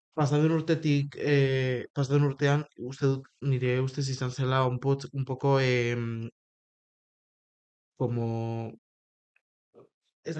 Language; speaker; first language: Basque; non-native, local second language; Spanish